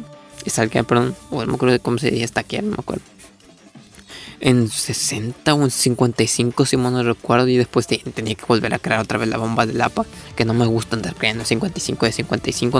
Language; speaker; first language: Spanish; native; Spanish